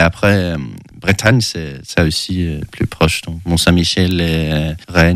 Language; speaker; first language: French; non-native, learner; Swedish